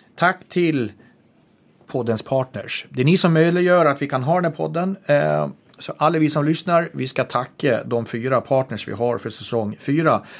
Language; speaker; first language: Swedish; native; Swedish